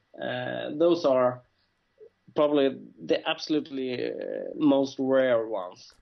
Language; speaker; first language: English; non-native, fluent; Swedish